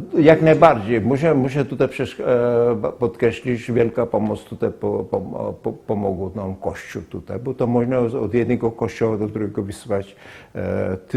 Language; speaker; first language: Polish; non-native, fluent; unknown